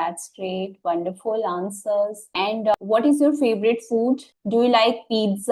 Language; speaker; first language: English; non-native, fluent; Hindi